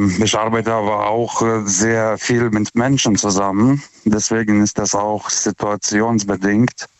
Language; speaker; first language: German; non-native, fluent; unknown